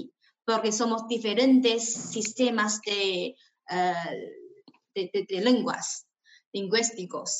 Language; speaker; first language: Spanish; non-native, fluent; Chinese